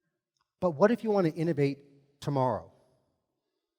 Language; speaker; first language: English; native; English